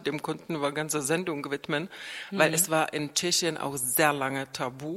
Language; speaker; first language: German; non-native, fluent; Czech